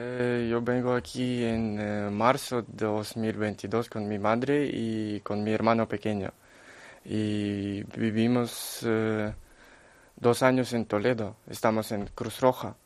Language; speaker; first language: Spanish; non-native, learner; Ukrainian